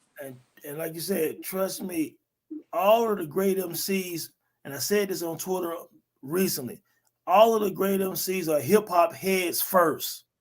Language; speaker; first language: English; native; English